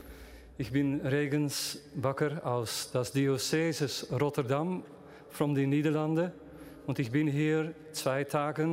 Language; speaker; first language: German; non-native, learner; Dutch